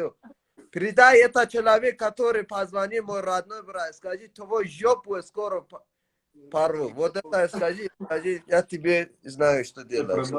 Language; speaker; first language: Russian; non-native, learner; Tajik